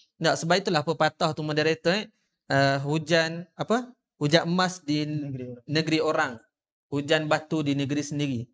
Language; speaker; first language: Malay; native; Malay